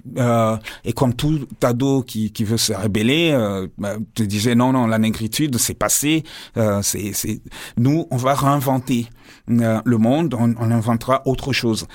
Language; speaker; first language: French; non-native, local second language; Lingala